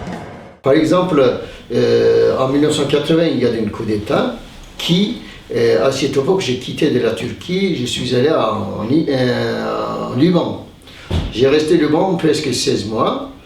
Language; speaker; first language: French; non-native, fluent; Turkish